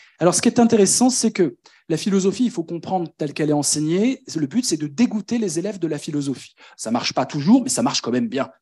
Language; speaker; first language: French; native; French